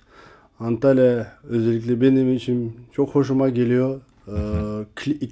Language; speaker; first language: Turkish; non-native, learner; Kazakh